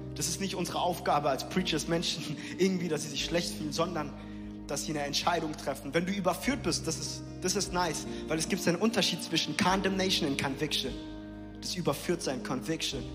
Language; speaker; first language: German; native; German